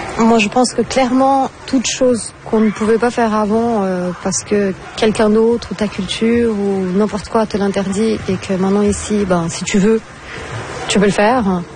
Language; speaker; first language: French; non-native, fluent; Portuguese